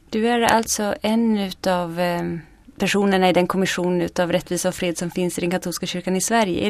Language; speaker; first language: Swedish; native; Swedish